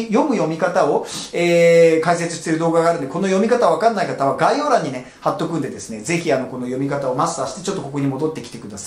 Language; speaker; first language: Japanese; native; Japanese